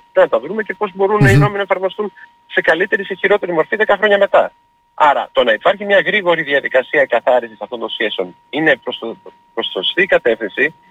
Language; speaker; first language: Greek; native; Greek